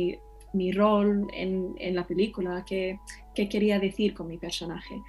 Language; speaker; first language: Spanish; non-native, fluent; English